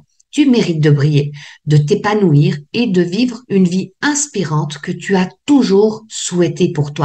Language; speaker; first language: French; native; French